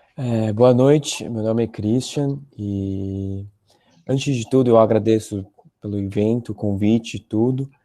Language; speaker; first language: Portuguese; non-native, fluent; Korean